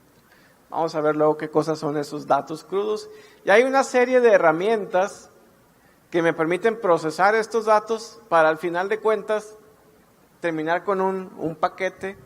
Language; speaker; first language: Spanish; native; Spanish